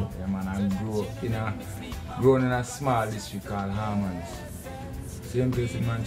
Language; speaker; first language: English; non-native, local second language; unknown